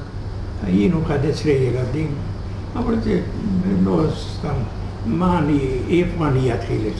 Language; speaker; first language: Hebrew; non-native, fluent; Hungarian